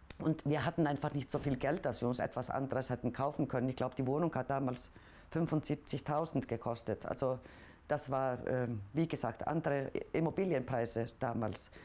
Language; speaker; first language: German; non-native, fluent; Icelandic